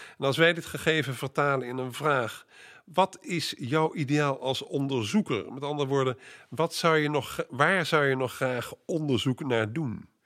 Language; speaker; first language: Dutch; native; Dutch